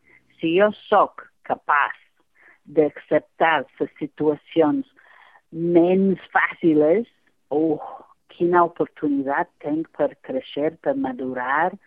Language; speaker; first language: Catalan; non-native, fluent; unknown